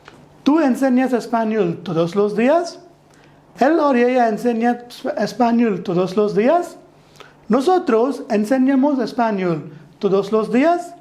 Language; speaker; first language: Spanish; non-native, fluent; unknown